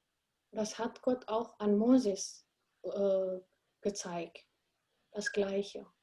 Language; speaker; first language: German; non-native, fluent; Indonesian